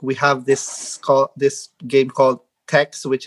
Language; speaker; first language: English; non-native, local second language; Filipino